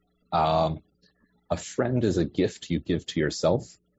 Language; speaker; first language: English; native; English